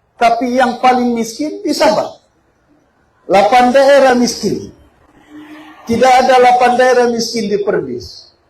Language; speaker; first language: Malay; native; Malay